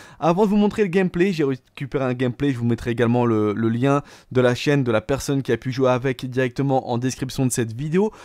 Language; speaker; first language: French; native; French